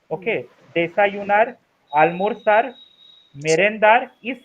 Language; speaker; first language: Spanish; non-native, fluent; Hindi